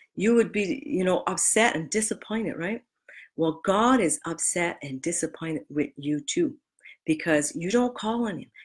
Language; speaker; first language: English; native; English